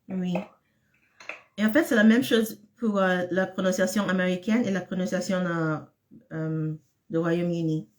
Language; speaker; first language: French; non-native, fluent; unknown